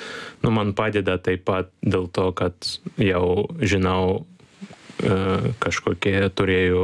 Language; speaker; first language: Lithuanian; non-native, learner; Ukrainian